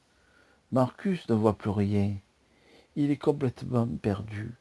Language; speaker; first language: French; native; French